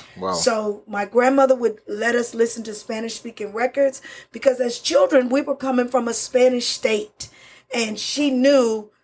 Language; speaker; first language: English; early bilingual, other home language; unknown